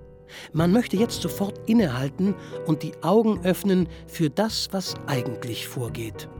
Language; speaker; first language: German; native; German